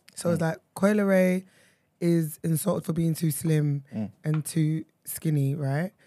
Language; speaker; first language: English; early bilingual, other home language; Akan